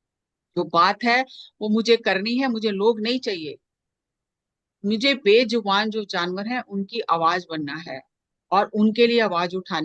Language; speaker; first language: Hindi; native; Hindi